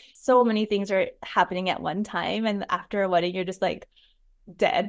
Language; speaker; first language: English; native; English